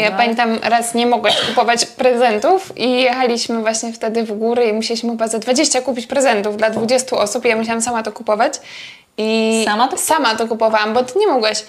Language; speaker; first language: Polish; native; Polish